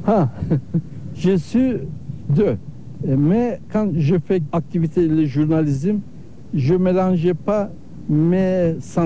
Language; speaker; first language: French; non-native, learner; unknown